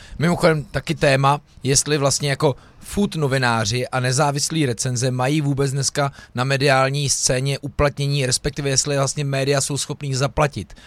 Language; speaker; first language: Czech; native; Czech